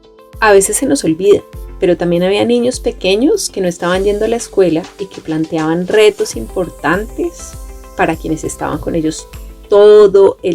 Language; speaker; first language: Spanish; native; Spanish